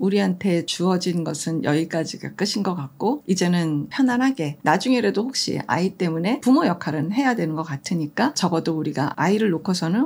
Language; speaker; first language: Korean; native; Korean